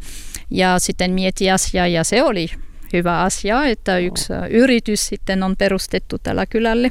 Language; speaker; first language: Finnish; non-native, learner; French